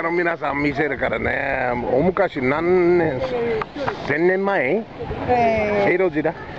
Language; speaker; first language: Japanese; non-native, fluent; English